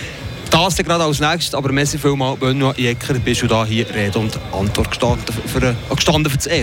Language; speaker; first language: German; native; German